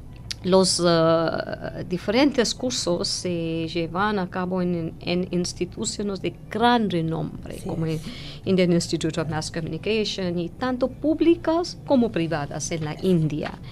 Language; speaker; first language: Spanish; non-native, fluent; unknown